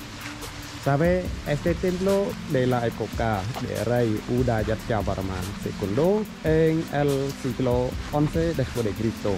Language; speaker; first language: Spanish; non-native, learner; Khmer